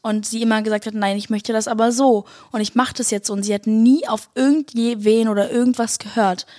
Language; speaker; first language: German; native; German